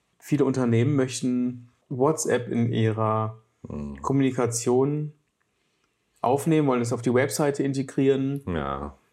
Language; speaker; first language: German; native; German